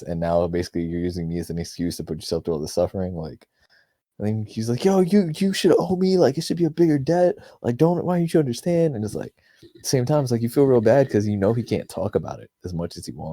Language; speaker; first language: English; native; English